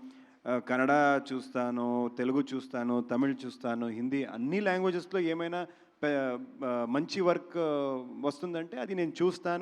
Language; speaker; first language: Telugu; non-native, learner; Kannada